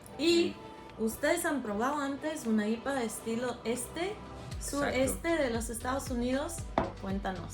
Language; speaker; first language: Spanish; non-native, fluent; English